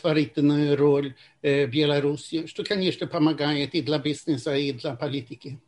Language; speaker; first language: Russian; non-native, fluent; Swedish